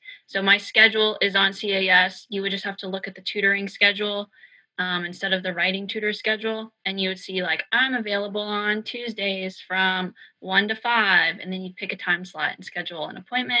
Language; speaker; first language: English; native; English